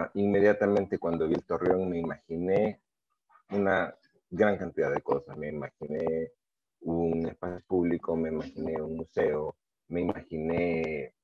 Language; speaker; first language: Spanish; native; Spanish